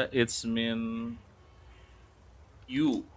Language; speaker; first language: English; non-native, learner; Sundanese